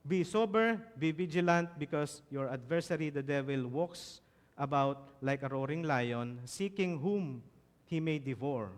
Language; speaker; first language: English; non-native, local second language; Filipino